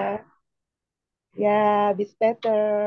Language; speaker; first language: German; non-native, learner; Indonesian